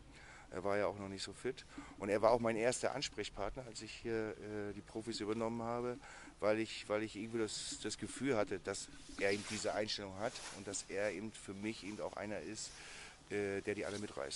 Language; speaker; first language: German; native; German